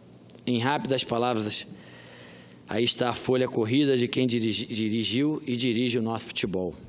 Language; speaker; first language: Portuguese; native; Portuguese